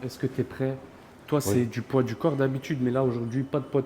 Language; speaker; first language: French; native; French